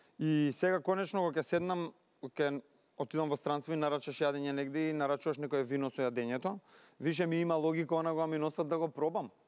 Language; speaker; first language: Macedonian; native; Macedonian